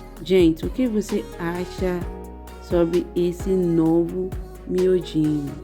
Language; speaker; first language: Portuguese; non-native, learner; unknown